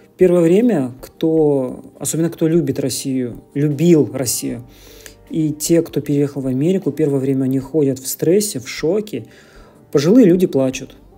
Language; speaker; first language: Russian; native; Russian